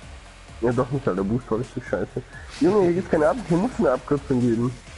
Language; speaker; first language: German; native; German